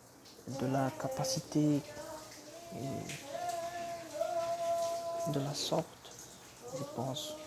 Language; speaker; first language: French; non-native, fluent; Portuguese